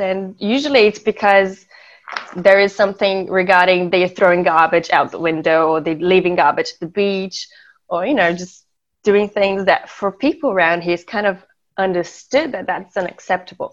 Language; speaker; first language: English; non-native, fluent; Portuguese